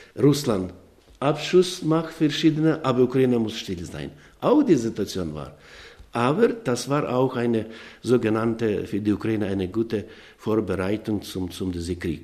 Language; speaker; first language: German; non-native, learner; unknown